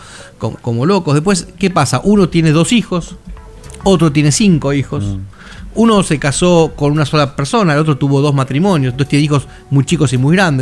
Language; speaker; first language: Spanish; native; Spanish